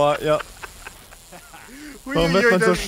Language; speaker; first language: German; native; German